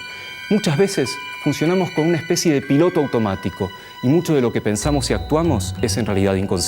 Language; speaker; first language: Spanish; native; Spanish